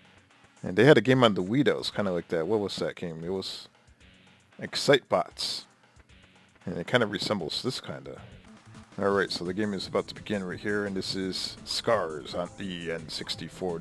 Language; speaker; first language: English; native; English